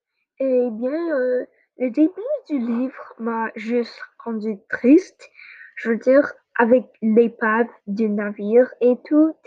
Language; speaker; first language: French; non-native, learner; English